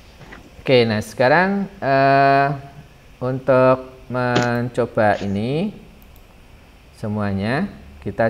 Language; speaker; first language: Indonesian; native; Indonesian